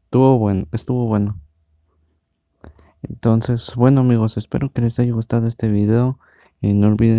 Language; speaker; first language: Spanish; native; Spanish